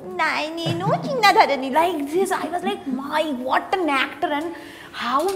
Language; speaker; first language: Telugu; non-native, local second language; Bangla